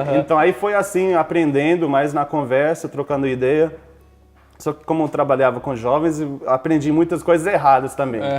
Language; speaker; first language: Portuguese; non-native, fluent; English